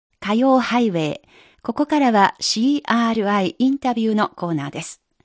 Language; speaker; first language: Japanese; non-native, fluent; Chinese